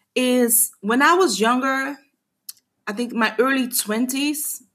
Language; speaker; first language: English; non-native, fluent; Papiamento